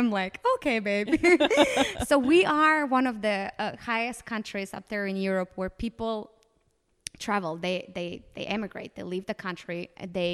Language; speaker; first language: English; non-native, fluent; Romanian